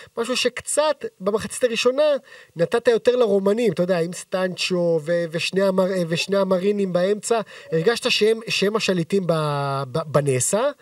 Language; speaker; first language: Hebrew; native; Hebrew